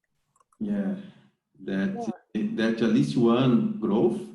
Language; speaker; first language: English; non-native, learner; Portuguese